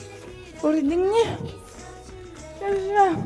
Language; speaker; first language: Chinese; non-native, fluent; Korean